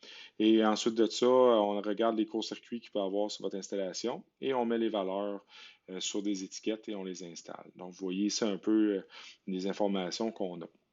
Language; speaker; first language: French; native; French